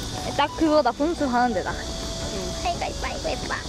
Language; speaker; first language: Korean; native; Korean